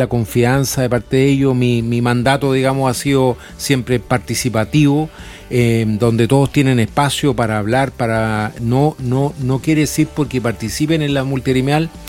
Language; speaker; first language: Spanish; native; Spanish